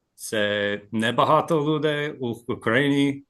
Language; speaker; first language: Ukrainian; non-native, learner; English